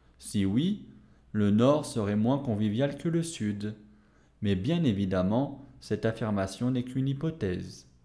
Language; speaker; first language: French; native; French